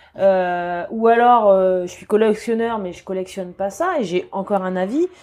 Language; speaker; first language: French; native; French